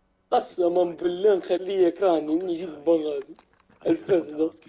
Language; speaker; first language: Arabic; native; Arabic